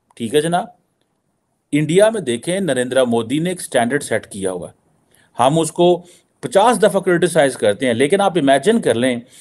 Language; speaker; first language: Urdu; native; Urdu